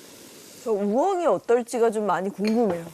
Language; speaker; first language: Korean; native; Korean